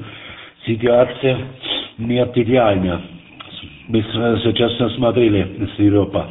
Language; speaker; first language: Russian; non-native, learner; German